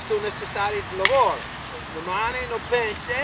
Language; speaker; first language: Italian; non-native, learner; English